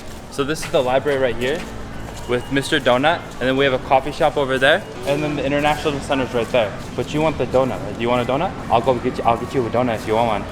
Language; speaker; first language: English; native; English